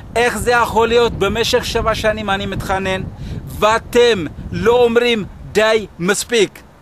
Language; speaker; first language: Hebrew; non-native, fluent; Amharic